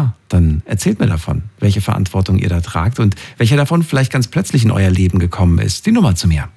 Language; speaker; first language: German; native; German